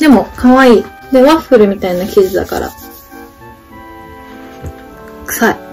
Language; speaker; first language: Japanese; native; Japanese